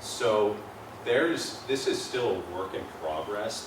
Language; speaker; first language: English; native; English